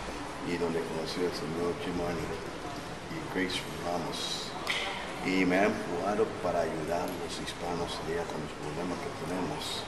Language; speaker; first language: Spanish; non-native, local second language; English